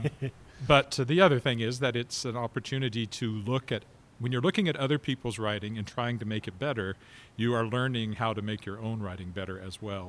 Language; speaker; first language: English; native; English